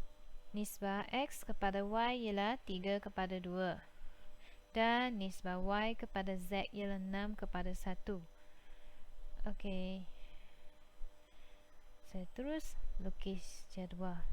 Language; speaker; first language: Malay; native; Malay